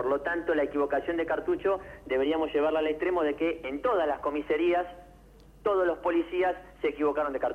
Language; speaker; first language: Spanish; native; Spanish